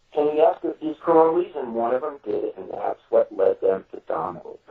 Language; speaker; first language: English; native; English